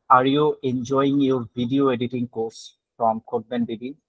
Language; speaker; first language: English; non-native, learner; Bangla